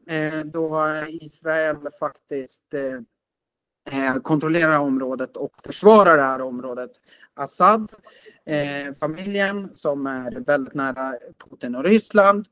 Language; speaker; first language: Swedish; native; Swedish